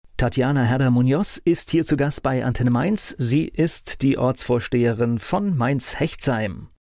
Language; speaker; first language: German; native; German